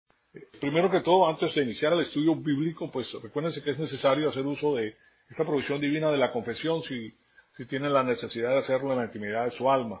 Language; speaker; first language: Spanish; native; Spanish